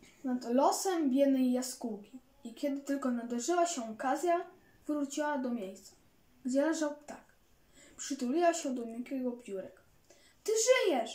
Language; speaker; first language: Polish; native; Polish